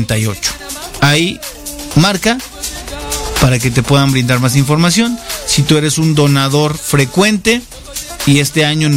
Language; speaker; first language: Spanish; native; Spanish